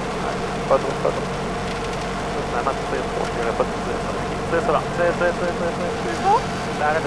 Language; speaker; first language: French; native; French